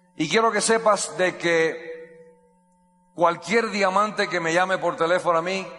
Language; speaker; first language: Spanish; non-native, fluent; English